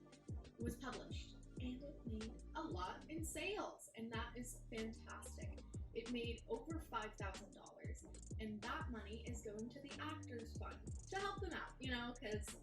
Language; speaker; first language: English; native; English